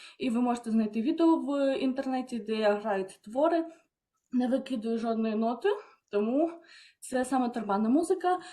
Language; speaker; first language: Ukrainian; non-native, fluent; Polish